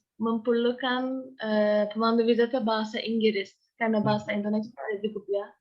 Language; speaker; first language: Indonesian; non-native, learner; Turkish